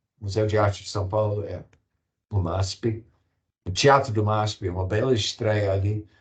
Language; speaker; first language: Portuguese; non-native, fluent; English